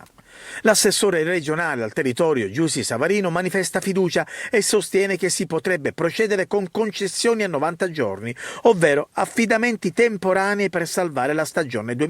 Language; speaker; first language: Italian; native; Italian